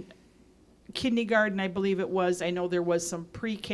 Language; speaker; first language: English; native; English